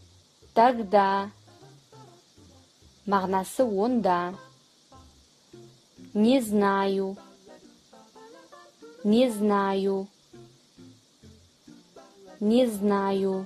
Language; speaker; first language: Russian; non-native, fluent; Kazakh